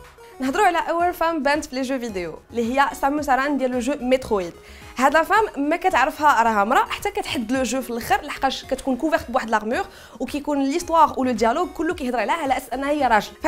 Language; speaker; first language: French; non-native, local second language; Arabic